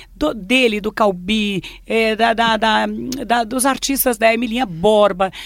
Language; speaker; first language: Portuguese; native; Portuguese